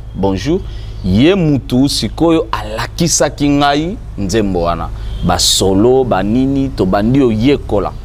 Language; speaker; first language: Lingala; non-native, local second language; Swahili